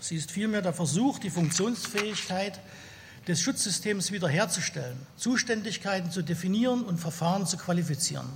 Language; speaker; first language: German; native; German